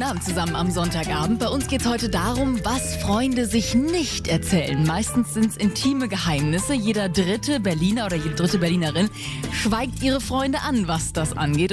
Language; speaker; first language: German; native; German